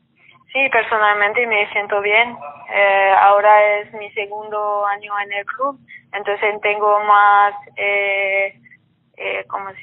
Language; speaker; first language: Spanish; non-native, fluent; French